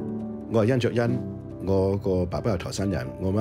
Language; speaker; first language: Cantonese; early bilingual, heritage; Cantonese